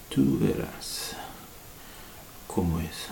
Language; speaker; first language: Spanish; non-native, fluent; English